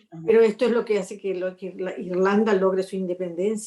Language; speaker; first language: Spanish; native; Spanish